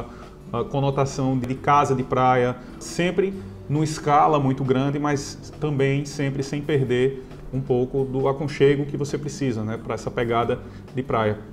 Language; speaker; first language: Portuguese; native; Portuguese